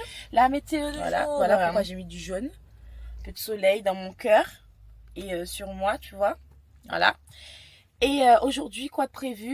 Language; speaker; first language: French; native; French